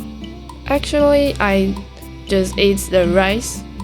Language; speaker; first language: English; non-native, learner; Chinese